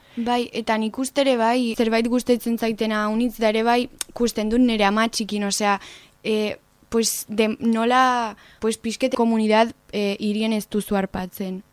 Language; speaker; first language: Basque; non-native, learner; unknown